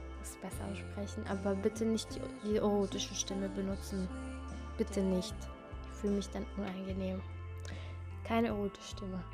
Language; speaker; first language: German; non-native, fluent; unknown